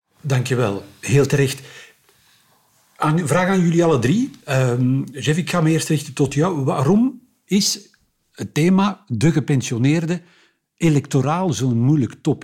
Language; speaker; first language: Dutch; native; Dutch